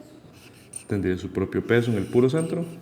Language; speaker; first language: Spanish; native; Spanish